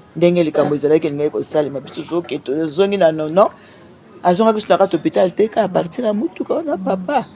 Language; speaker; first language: Lingala; native; Lingala